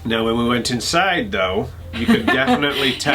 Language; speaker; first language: English; native; English